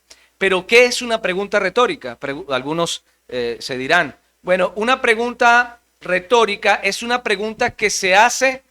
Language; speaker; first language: Spanish; native; Spanish